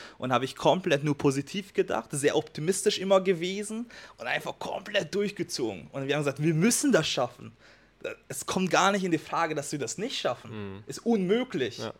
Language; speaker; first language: German; non-native, fluent; Hungarian